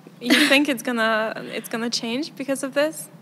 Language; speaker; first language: English; non-native, fluent; Serbian